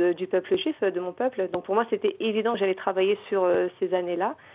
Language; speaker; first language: French; native; French